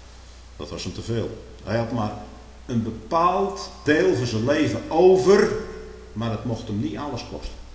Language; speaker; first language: Dutch; native; Dutch